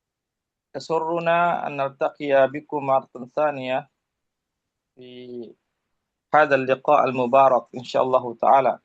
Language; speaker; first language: Arabic; non-native, fluent; Indonesian